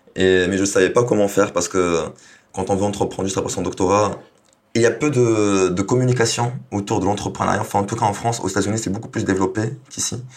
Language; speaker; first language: French; non-native, local second language; Arabic